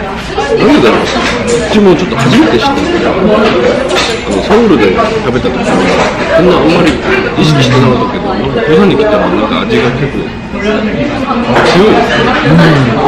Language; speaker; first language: Japanese; non-native, fluent; Korean